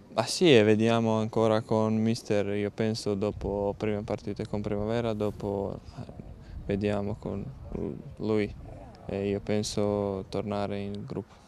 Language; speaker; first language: Italian; non-native, learner; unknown